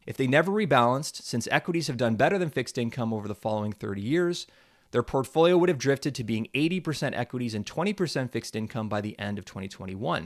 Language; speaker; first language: English; native; English